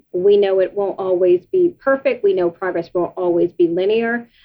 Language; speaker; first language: English; native; English